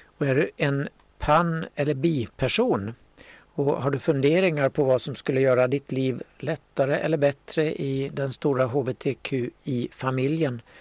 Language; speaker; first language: Swedish; native; Swedish